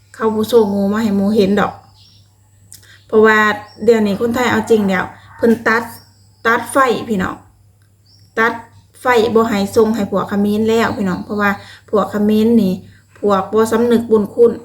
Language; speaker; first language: Thai; non-native, local second language; Lao